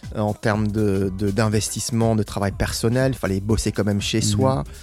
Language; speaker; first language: French; non-native, fluent; English